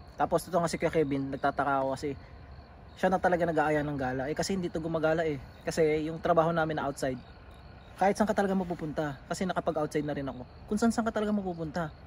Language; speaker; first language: Filipino; native; Filipino